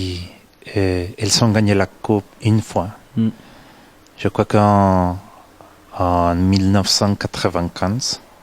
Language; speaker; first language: French; non-native, fluent; Spanish